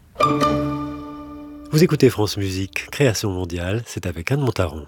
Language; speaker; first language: French; native; French